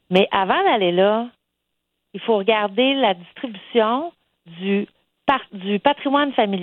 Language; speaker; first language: French; native; French